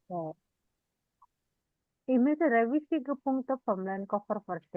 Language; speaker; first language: German; non-native, fluent; Indonesian